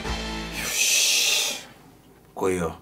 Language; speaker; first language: Japanese; native; Japanese